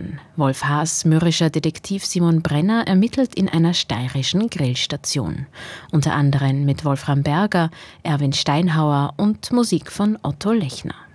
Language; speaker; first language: German; native; German